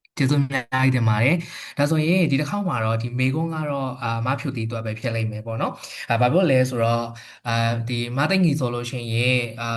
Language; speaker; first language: Burmese; native; Burmese